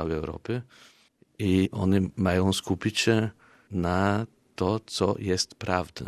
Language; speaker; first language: Polish; non-native, fluent; German